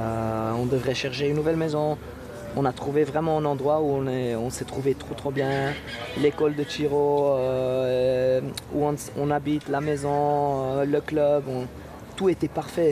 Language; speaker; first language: French; non-native, local second language; Dutch